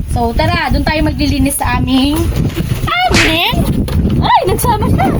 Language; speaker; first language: Filipino; native; Filipino